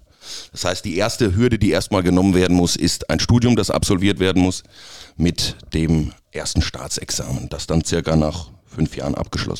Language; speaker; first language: German; native; German